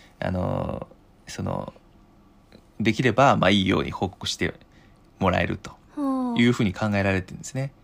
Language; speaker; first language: Japanese; non-native, fluent; Chinese